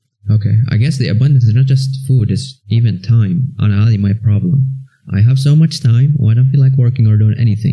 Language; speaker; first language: English; non-native, fluent; Arabic